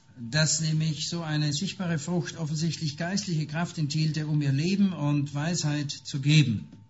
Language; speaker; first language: German; native; German